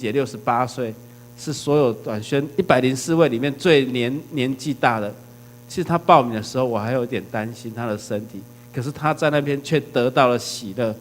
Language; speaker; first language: Chinese; native; Chinese